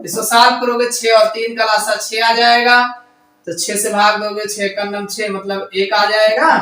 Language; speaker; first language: Hindi; native; Hindi